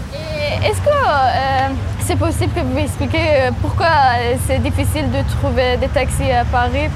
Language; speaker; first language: French; non-native, learner; Persian